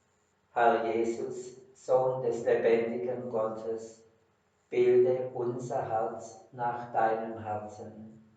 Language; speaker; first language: German; native; German